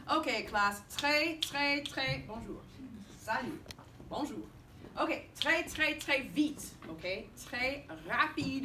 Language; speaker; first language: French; non-native, fluent; English